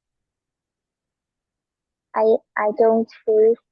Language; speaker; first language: English; non-native, learner; Vietnamese